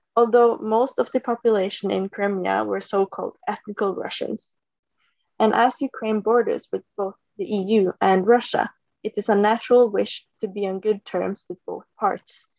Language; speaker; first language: English; non-native, fluent; Norwegian